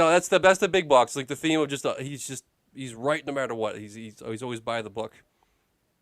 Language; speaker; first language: English; native; English